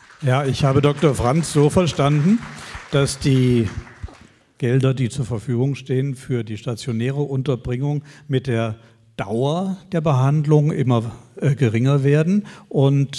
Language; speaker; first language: German; native; German